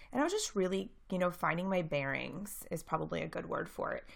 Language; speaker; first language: English; native; English